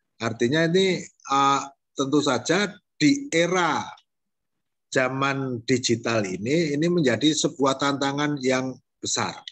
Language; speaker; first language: Indonesian; native; Indonesian